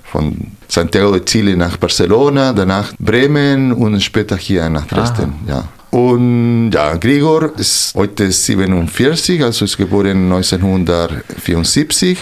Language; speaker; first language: German; non-native, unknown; Spanish